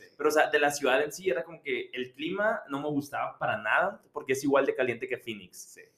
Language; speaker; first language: Spanish; native; Spanish